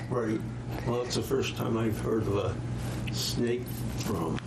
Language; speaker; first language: English; native; English